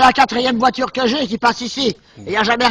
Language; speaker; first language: French; native; French